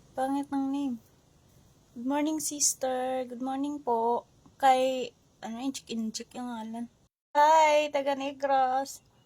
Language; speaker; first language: Filipino; non-native, local second language; Hiligaynon